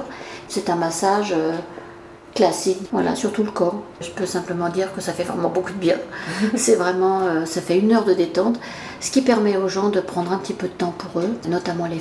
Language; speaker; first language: French; native; French